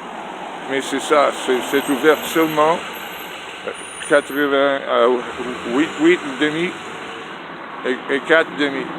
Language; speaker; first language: French; non-native, learner; English